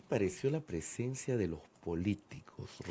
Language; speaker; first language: Spanish; native; Spanish